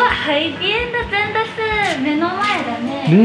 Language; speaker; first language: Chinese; non-native, learner; Japanese